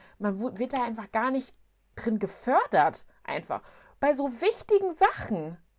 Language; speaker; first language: German; early bilingual, other home language; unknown